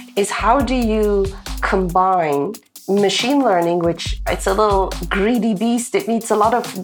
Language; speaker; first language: English; non-native, fluent; Dutch